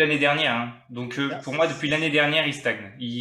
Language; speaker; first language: French; native; French